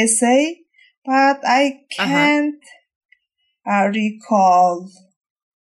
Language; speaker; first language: English; non-native, fluent; Mongolian